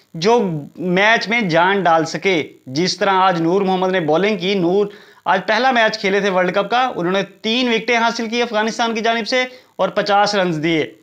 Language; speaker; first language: Urdu; native; Urdu